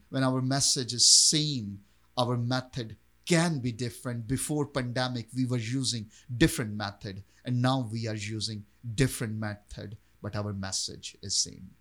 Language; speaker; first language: English; non-native, local second language; Urdu